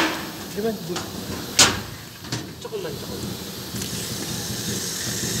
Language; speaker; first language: Korean; non-native, learner; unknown